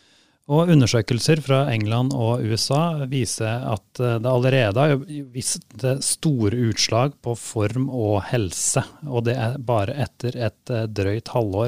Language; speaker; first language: Norwegian; native; Norwegian